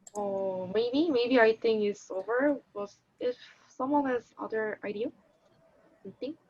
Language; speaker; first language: English; non-native, learner; Korean